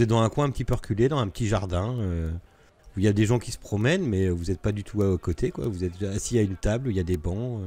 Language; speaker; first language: French; native; French